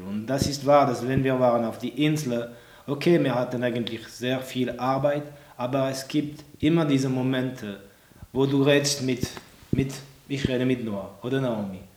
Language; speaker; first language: German; non-native, local second language; French